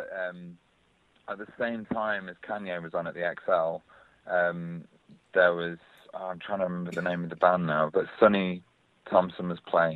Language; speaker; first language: English; native; English